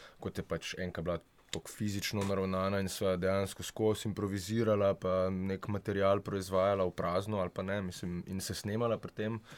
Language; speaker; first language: Slovenian; native; Slovenian